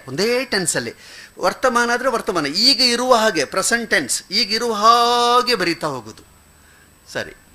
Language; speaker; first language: Kannada; non-native, local second language; Malayalam